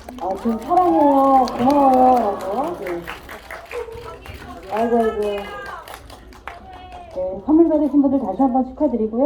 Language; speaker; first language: Korean; native; Korean